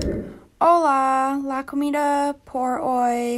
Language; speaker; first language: Spanish; non-native, learner; English